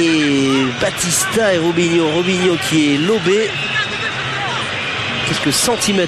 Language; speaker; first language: French; native; French